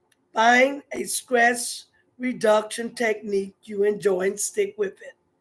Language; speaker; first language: English; native; English